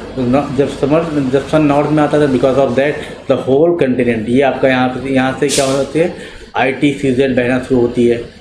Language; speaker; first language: Hindi; native; Hindi